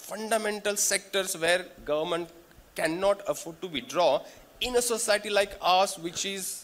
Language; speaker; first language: English; non-native, local second language; Marathi